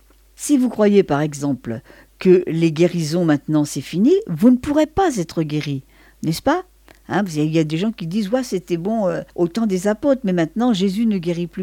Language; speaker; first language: French; native; French